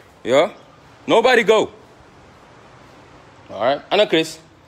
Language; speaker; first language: English; non-native, fluent; Wolof